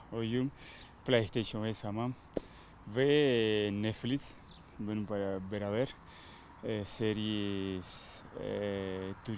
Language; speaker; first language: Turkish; non-native, learner; Spanish